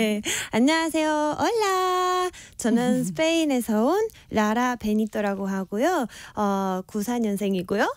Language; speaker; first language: Korean; non-native, fluent; Spanish